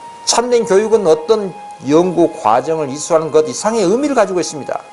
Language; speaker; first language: Korean; native; Korean